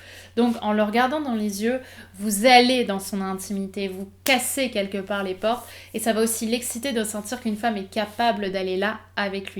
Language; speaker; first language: French; native; French